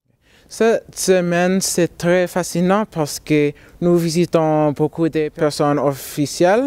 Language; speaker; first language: French; non-native, learner; English